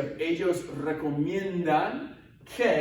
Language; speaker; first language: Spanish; non-native, fluent; English